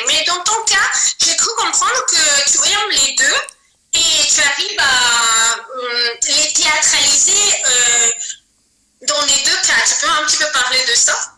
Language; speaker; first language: French; non-native, fluent; Azerbaijani